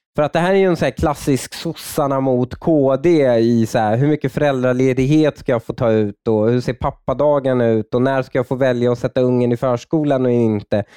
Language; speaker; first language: Swedish; native; Swedish